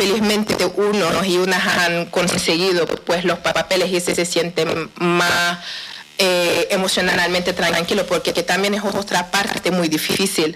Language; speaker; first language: Spanish; non-native, fluent; Wolof